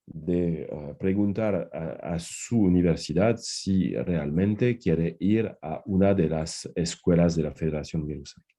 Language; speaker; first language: Spanish; non-native, fluent; French